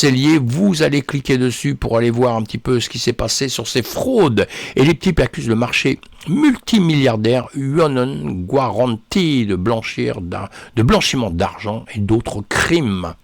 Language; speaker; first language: French; native; French